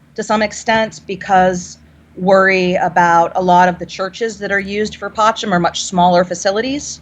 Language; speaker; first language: English; native; English